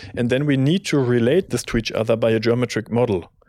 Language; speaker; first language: English; non-native, fluent; German